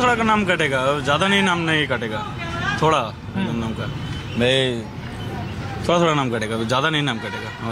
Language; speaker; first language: Hindi; non-native, local second language; Bangla